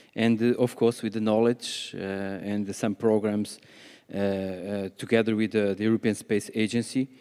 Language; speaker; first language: English; non-native, fluent; Portuguese